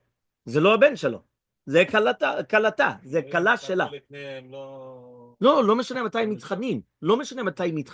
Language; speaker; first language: Hebrew; non-native, fluent; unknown